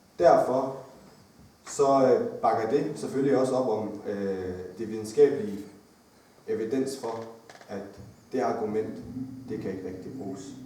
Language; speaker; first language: Danish; early bilingual, other home language; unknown